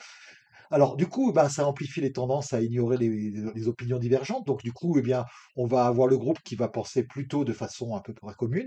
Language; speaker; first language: French; native; French